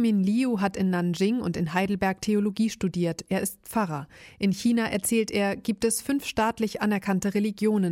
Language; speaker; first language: German; native; German